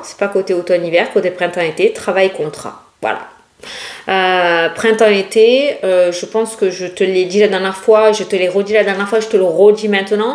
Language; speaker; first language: French; native; French